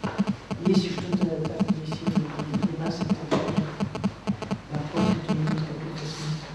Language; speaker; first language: Russian; non-native, fluent; French